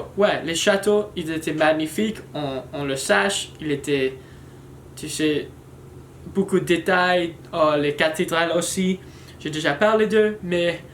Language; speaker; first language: French; non-native, learner; English